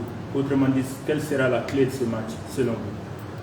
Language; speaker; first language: French; non-native, local second language; Bambara